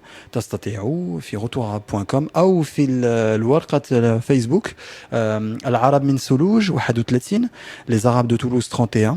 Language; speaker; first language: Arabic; non-native, learner; French